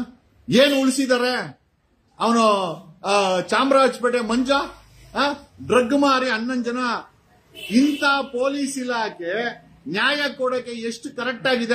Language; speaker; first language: Kannada; native; Kannada